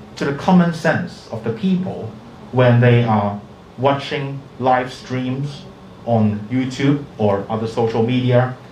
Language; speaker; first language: English; non-native, local second language; Cantonese